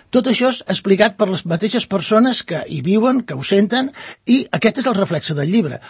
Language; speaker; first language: Catalan; non-native, local second language; Spanish